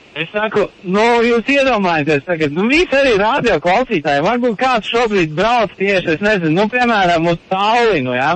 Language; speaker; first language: Latvian; native; Latvian